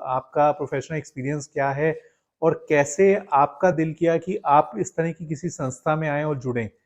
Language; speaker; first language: Hindi; non-native, local second language; Punjabi